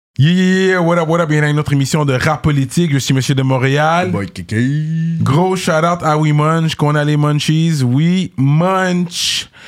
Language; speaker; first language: French; native; French